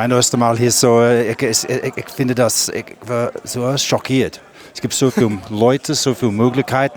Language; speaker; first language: German; non-native, learner; English